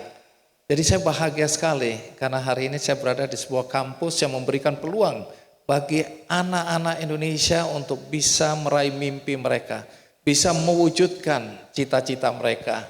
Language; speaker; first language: Indonesian; native; Indonesian